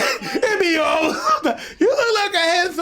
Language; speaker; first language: English; native; English